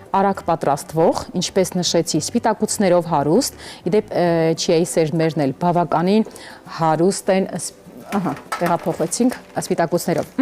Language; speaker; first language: Armenian; native; Armenian